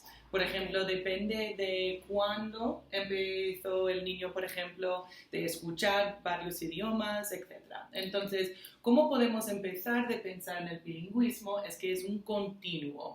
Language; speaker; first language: Spanish; non-native, fluent; English